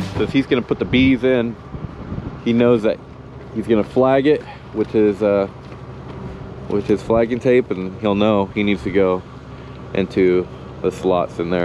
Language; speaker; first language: English; early bilingual, other home language; Spanish